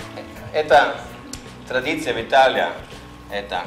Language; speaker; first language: Russian; non-native, learner; Italian